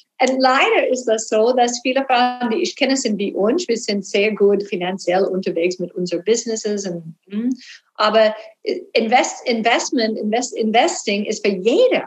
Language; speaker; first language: German; non-native, learner; English